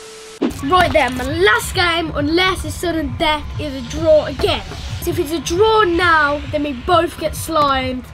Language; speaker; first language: English; native; English